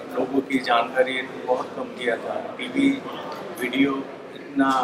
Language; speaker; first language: Hindi; non-native, local second language; Bangla